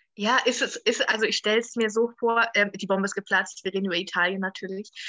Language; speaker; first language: German; native; German